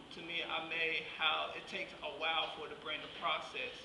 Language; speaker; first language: English; native; English